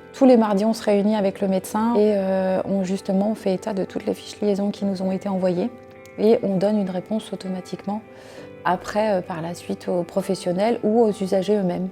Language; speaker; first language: French; native; French